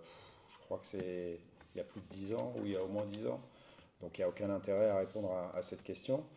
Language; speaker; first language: French; native; French